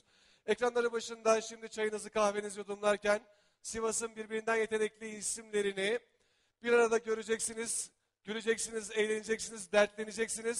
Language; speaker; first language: Turkish; native; Turkish